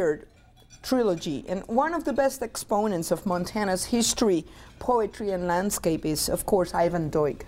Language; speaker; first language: English; non-native, fluent; Spanish